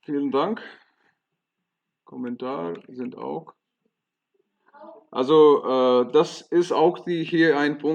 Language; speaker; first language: German; non-native, fluent; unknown